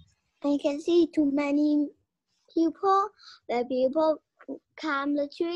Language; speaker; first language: English; non-native, learner; Vietnamese